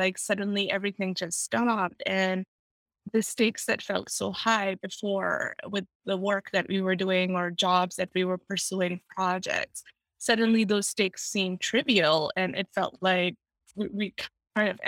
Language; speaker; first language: English; non-native, local second language; Urdu